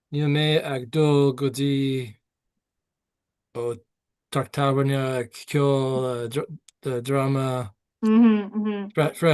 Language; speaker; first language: Irish; non-native, learner; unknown